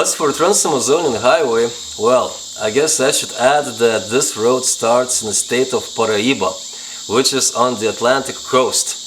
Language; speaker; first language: English; non-native, fluent; Lithuanian